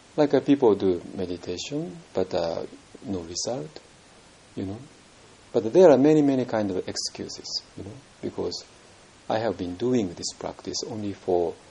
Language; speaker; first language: English; non-native, fluent; Japanese